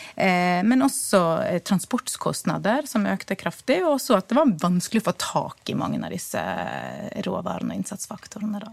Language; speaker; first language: Norwegian; native; Norwegian